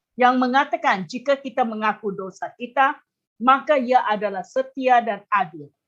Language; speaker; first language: Malay; non-native, local second language; Chinese